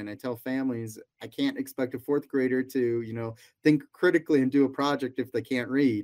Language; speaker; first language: English; native; English